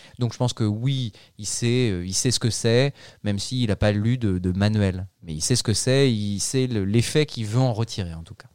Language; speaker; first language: French; native; French